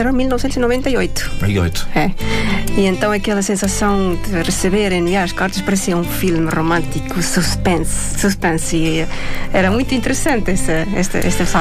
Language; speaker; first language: Portuguese; non-native, fluent; Estonian